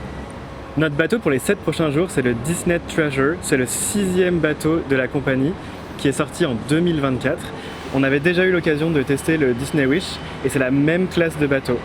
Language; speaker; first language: French; native; French